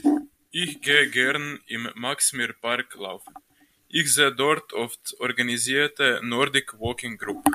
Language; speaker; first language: German; non-native, learner; Croatian